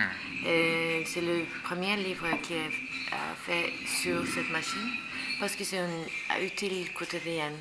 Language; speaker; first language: French; non-native, learner; Norwegian